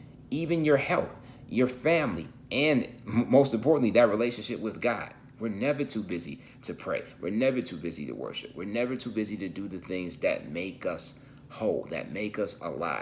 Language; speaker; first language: English; native; English